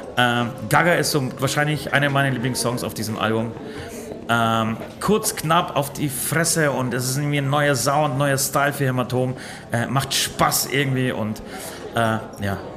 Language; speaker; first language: German; early bilingual, other home language; Polish